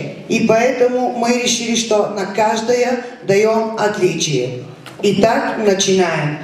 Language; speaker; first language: Russian; non-native, fluent; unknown